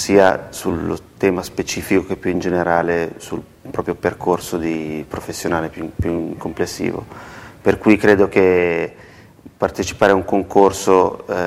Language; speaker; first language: Italian; native; Italian